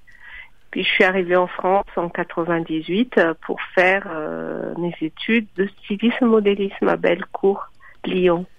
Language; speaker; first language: French; non-native, local second language; Malagasy